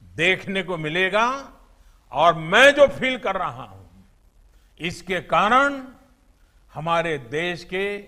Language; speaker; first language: Hindi; non-native, local second language; Gujarati